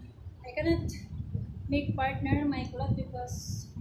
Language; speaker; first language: English; non-native, learner; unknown